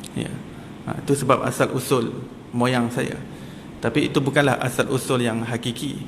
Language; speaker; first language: Malay; native; Malay